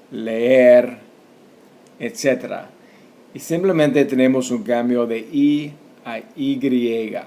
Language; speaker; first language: Spanish; non-native, fluent; English